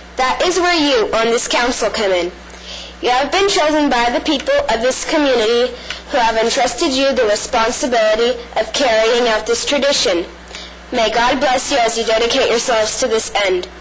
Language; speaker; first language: English; early bilingual, other home language; Spanish